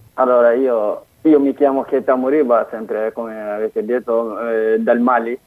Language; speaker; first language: Italian; non-native, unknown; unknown